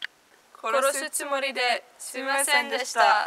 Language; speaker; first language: Japanese; non-native, learner; English